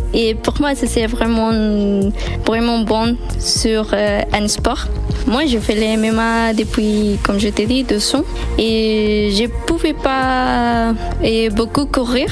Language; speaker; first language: French; non-native, fluent; Spanish